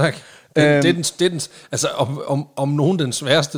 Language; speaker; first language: Danish; native; Danish